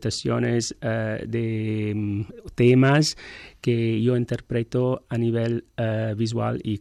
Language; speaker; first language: Catalan; non-native, learner; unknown